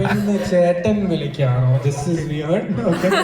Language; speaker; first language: Malayalam; non-native, learner; English